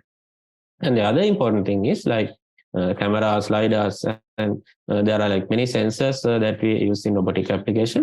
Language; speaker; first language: English; non-native, local second language; Sinhala